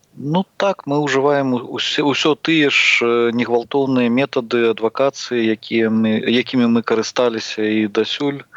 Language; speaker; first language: Belarusian; native; Belarusian